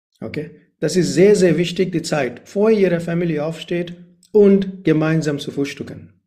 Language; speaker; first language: German; non-native, learner; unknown